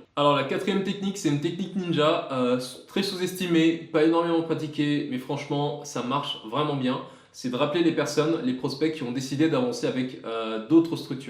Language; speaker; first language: French; native; French